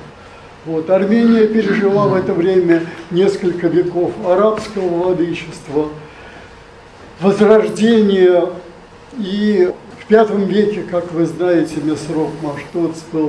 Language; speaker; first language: Russian; native; Russian